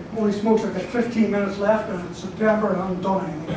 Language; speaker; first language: English; native; English